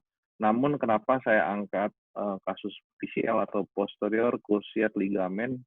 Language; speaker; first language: Indonesian; native; Indonesian